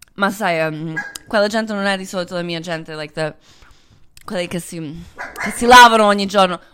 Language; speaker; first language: Italian; non-native, fluent; Croatian